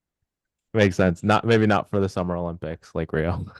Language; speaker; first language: English; native; English